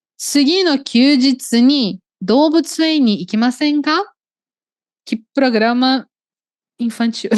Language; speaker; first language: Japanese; non-native, fluent; Portuguese